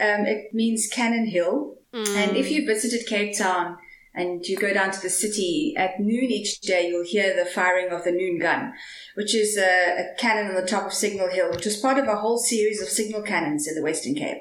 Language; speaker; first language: English; native; English